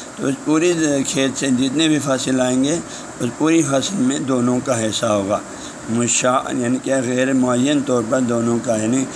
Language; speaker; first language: Urdu; non-native, local second language; Balti